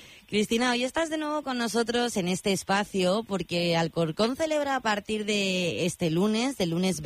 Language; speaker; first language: Spanish; native; Spanish